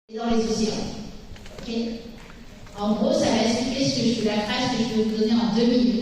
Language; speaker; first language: French; native; French